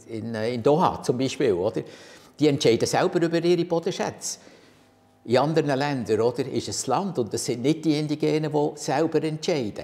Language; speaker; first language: German; native; German